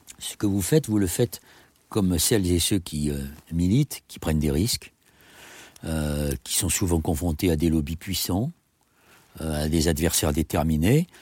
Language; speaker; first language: French; native; French